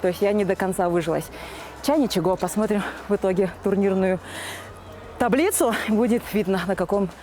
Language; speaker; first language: Russian; native; Russian